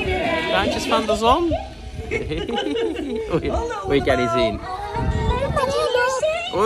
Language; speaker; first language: Dutch; native; Dutch